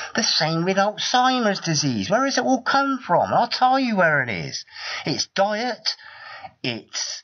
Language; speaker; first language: English; native; English